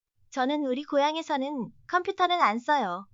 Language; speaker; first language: Korean; non-native, learner; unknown